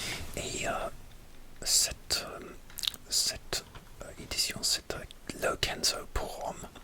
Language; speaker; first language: French; non-native, learner; English